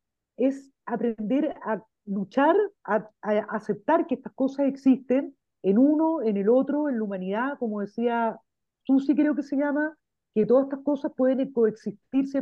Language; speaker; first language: Spanish; native; Spanish